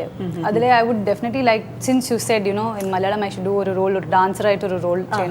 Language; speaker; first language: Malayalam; non-native, learner; Kannada